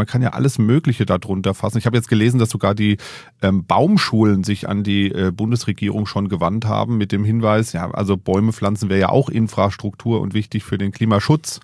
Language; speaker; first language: German; native; German